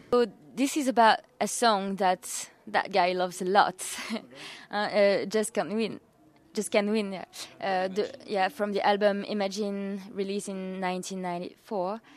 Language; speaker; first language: English; non-native, fluent; French